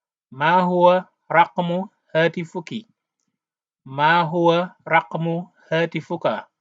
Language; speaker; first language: Arabic; non-native, fluent; Wolof